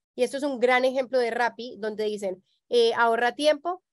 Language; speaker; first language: Spanish; native; Spanish